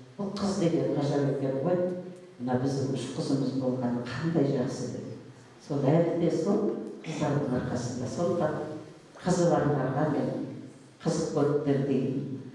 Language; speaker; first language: Kazakh; native; Kazakh